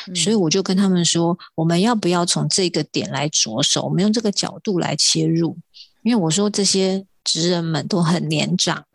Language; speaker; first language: Chinese; non-native, local second language; Hakka Chinese